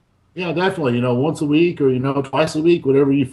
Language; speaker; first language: English; native; English